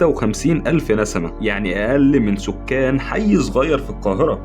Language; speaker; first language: Arabic; native; Arabic